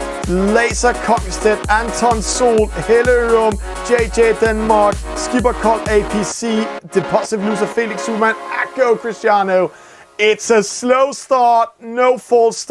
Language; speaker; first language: English; non-native, fluent; Danish